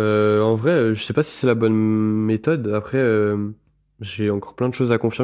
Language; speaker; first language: French; native; French